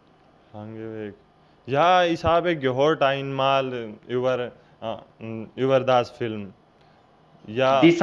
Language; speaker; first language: German; non-native, learner; Hindi